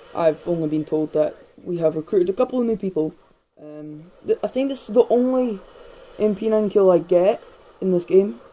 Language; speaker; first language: English; native; English